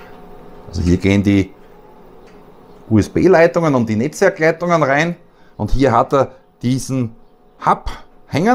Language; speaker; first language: German; native; German